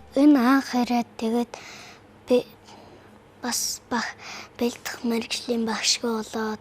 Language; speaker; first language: Mongolian; native; Mongolian